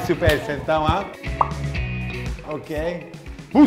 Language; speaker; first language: Turkish; non-native, learner; Italian